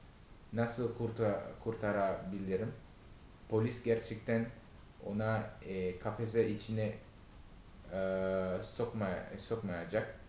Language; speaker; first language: Turkish; non-native, fluent; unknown